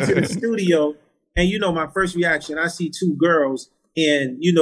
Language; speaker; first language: English; early bilingual, other home language; Haitian Creole